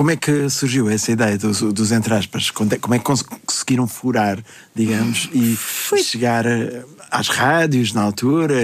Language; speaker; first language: Portuguese; native; Portuguese